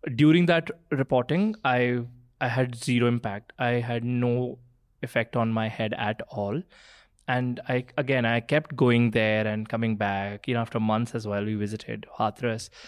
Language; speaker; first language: English; non-native, local second language; Punjabi